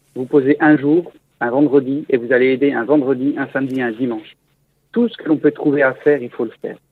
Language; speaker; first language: French; native; French